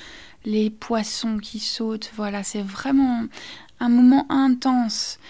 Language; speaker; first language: French; native; French